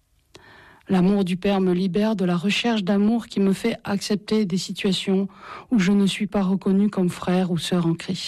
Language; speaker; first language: French; native; French